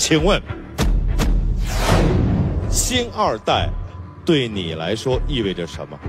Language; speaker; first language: Chinese; native; Chinese